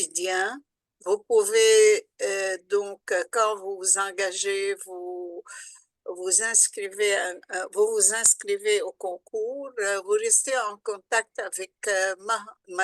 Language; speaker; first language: French; non-native, local second language; Arabic